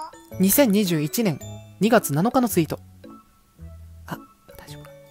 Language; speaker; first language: Japanese; native; Japanese